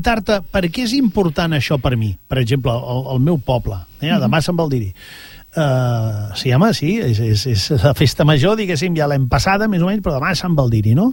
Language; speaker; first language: Catalan; native; Catalan